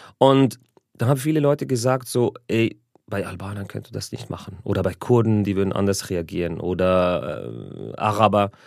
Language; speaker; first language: German; early bilingual, other home language; Arabic